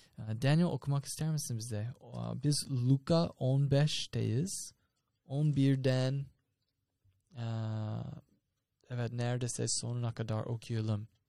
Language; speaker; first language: Turkish; non-native, fluent; English